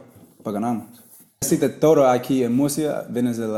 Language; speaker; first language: Spanish; non-native, learner; English